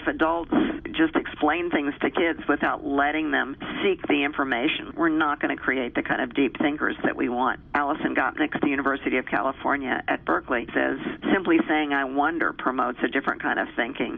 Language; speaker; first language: English; native; English